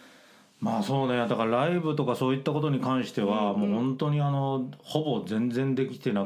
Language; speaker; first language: Japanese; native; Japanese